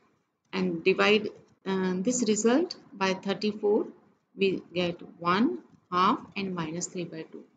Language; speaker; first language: English; non-native, local second language; Hindi